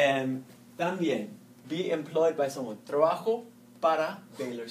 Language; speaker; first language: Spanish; non-native, fluent; English